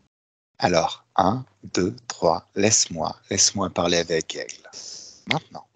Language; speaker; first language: French; native; French